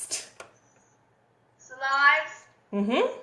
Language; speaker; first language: English; native; English